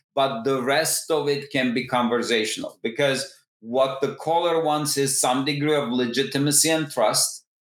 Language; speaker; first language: English; non-native, fluent; Turkish